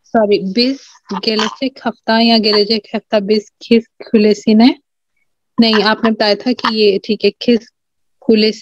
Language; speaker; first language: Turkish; non-native, learner; Urdu